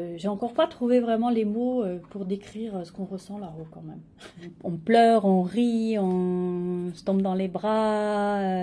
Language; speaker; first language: French; native; French